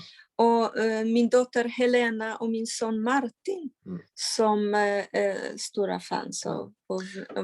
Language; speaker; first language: Swedish; non-native, fluent; Polish